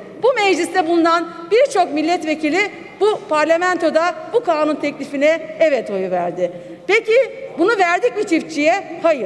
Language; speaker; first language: Turkish; native; Turkish